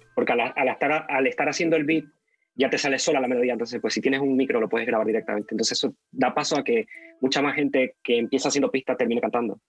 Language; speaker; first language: Spanish; native; Spanish